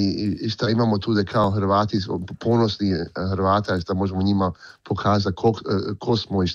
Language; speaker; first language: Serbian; early bilingual, heritage; Croatian